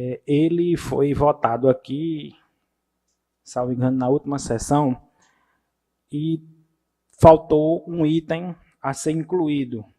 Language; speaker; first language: Portuguese; native; Portuguese